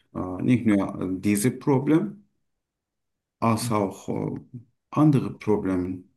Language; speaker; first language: German; non-native, fluent; Turkish